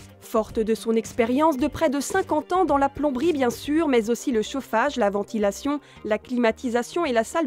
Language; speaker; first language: French; native; French